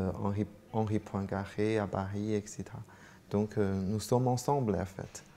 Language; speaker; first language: French; non-native, fluent; Chinese